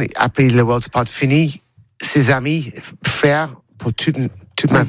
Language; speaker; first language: French; non-native, learner; English